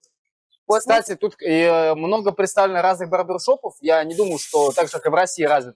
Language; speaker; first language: Russian; native; Russian